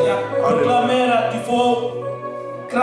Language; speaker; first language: Swedish; non-native, learner; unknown